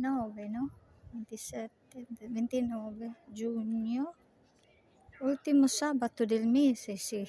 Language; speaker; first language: Italian; non-native, fluent; Cebuano